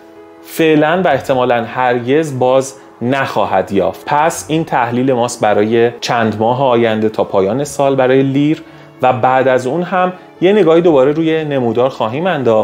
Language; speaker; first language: Persian; native; Persian